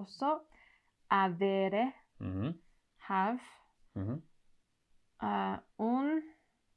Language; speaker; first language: Italian; non-native, learner; English